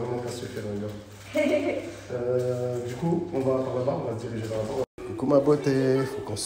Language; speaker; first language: French; native; French